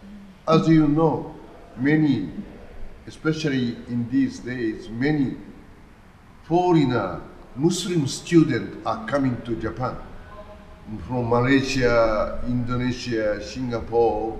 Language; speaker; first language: English; non-native, learner; Japanese